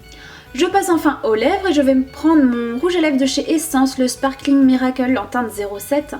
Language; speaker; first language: French; native; French